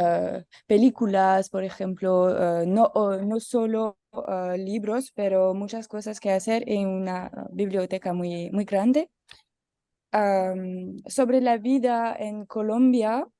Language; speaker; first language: Spanish; non-native, learner; French